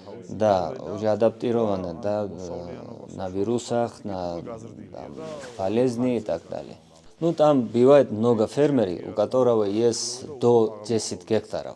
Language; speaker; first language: Russian; non-native, fluent; Georgian